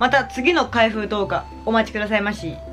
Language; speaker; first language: Japanese; native; Japanese